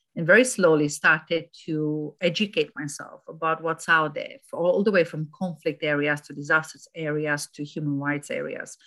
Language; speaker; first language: English; non-native, fluent; Romanian